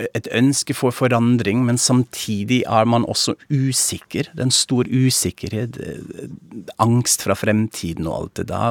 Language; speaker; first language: Norwegian; non-native, fluent; German